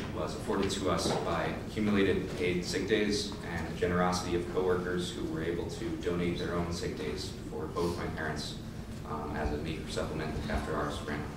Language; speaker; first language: English; native; English